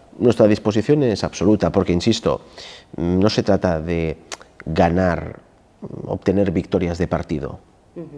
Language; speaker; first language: Spanish; non-native, local second language; Catalan